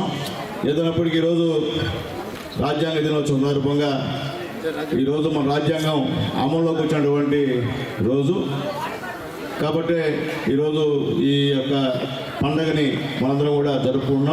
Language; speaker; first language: Telugu; native; Telugu